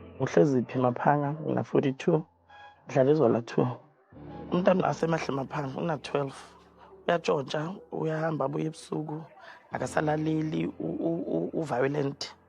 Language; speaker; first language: Zulu; native; Zulu